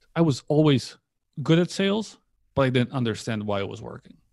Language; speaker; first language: English; early bilingual, other home language; Polish